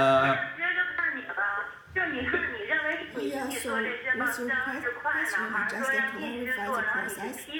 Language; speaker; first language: Chinese; native; Chinese